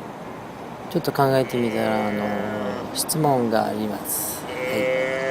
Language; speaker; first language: Japanese; non-native, fluent; French